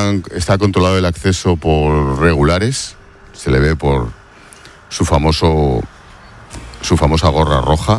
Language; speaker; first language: Spanish; native; Spanish